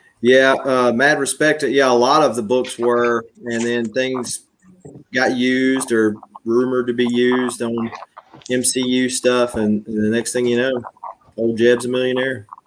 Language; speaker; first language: English; native; English